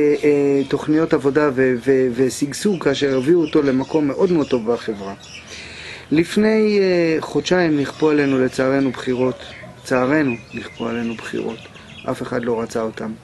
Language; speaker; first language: Hebrew; native; Hebrew